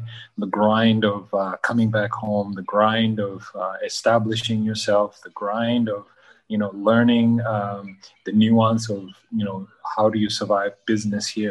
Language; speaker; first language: English; early bilingual, other home language; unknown